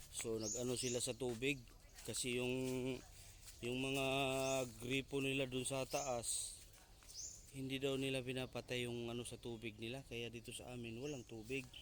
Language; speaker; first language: Filipino; non-native, local second language; Cebuano